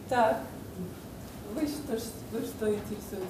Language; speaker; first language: Russian; native; Russian